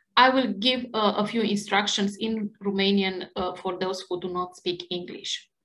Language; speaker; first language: English; non-native, fluent; Romanian